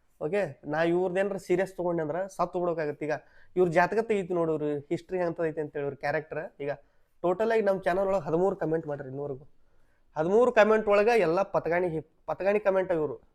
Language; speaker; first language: Kannada; native; Kannada